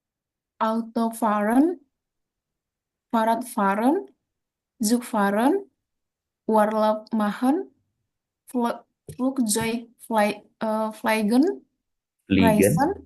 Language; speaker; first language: German; non-native, learner; Indonesian